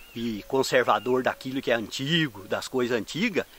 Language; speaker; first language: Portuguese; native; Portuguese